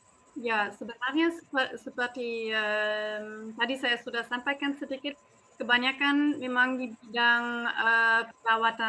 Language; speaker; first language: Indonesian; non-native, fluent; German